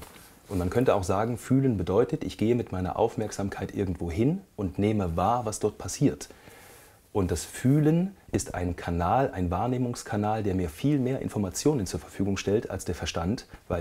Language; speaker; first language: German; native; German